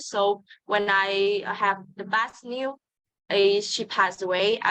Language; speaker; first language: English; non-native, learner; Vietnamese